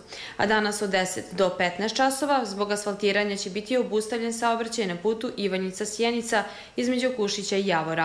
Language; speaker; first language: Serbian; native; Serbian